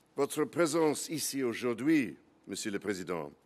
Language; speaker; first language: French; non-native, fluent; English